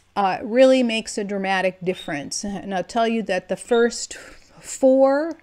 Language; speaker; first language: English; native; English